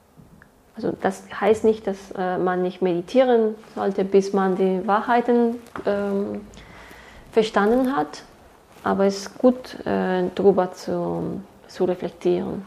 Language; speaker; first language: German; non-native, fluent; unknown